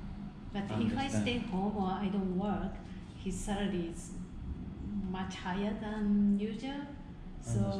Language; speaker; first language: English; non-native, fluent; Japanese